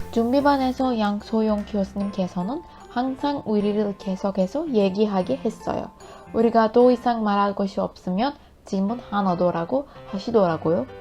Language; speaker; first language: Korean; non-native, learner; Turkish